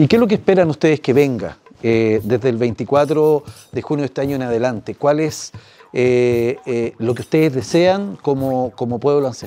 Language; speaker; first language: Spanish; native; Spanish